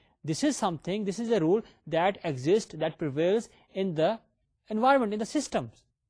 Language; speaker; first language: English; non-native, local second language; Urdu